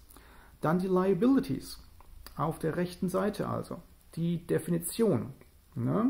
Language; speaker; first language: German; native; German